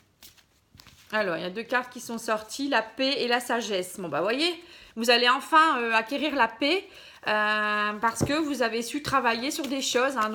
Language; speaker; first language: French; native; French